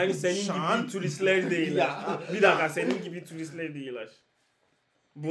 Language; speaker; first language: Turkish; non-native, learner; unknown